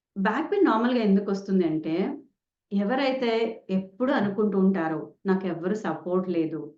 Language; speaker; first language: Telugu; non-native, local second language; Kannada